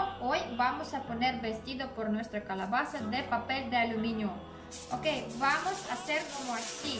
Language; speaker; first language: Spanish; non-native, learner; Polish